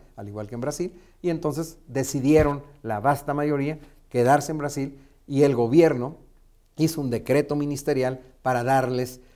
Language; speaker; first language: Spanish; native; Spanish